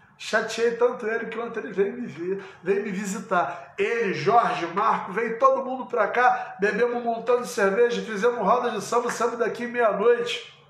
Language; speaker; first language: Portuguese; native; Portuguese